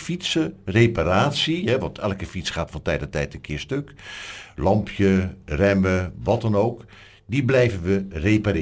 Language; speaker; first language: Dutch; native; Dutch